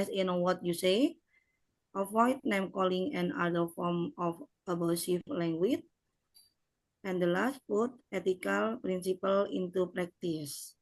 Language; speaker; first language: English; non-native, learner; Indonesian